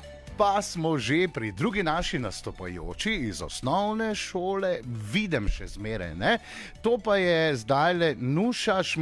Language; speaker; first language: Slovenian; native; Slovenian